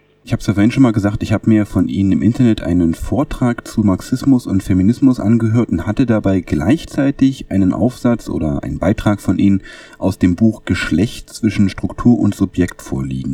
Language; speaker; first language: German; native; German